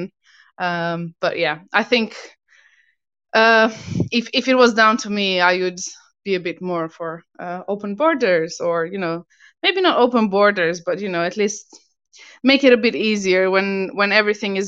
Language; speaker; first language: English; non-native, fluent; Albanian